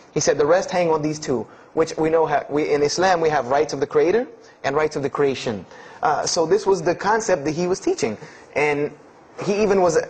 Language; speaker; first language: English; native; English